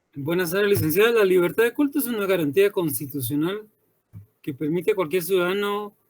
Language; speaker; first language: Spanish; native; Spanish